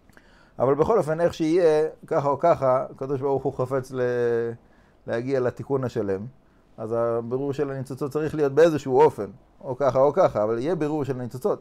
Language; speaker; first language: Hebrew; non-native, fluent; English